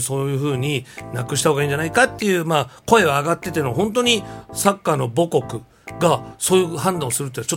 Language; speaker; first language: Japanese; native; Japanese